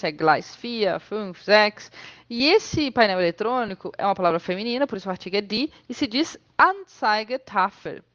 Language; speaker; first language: Portuguese; native; Portuguese